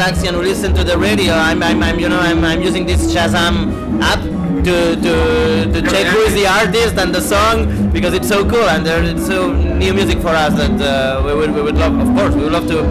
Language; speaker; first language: English; non-native, fluent; Catalan